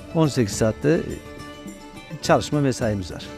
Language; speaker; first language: Turkish; native; Turkish